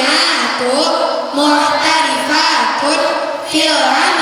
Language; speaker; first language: Arabic; non-native, learner; Indonesian